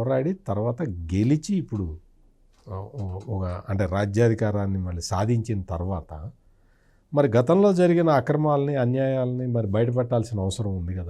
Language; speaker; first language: Telugu; native; Telugu